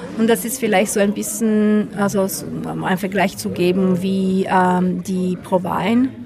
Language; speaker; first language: German; non-native, fluent; Italian